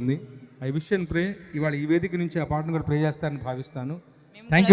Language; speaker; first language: Telugu; native; Telugu